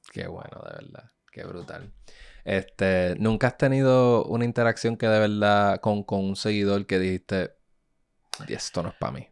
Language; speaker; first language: Spanish; native; Spanish